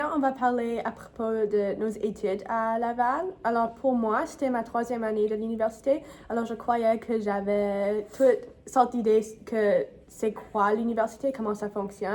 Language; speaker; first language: French; non-native, local second language; English